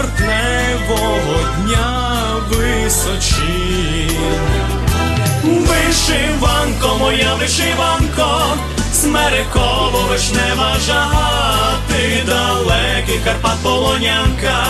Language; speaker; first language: Ukrainian; native; Ukrainian